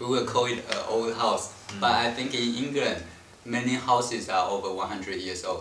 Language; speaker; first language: English; non-native, fluent; Chinese